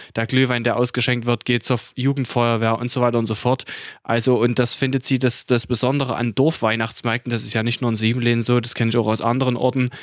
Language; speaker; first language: German; native; German